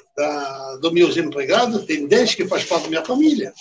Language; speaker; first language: Portuguese; non-native, fluent; French